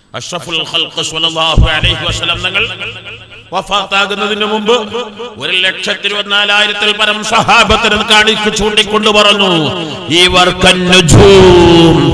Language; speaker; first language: Malayalam; native; Malayalam